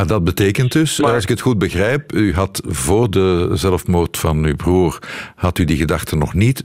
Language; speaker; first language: Dutch; native; Dutch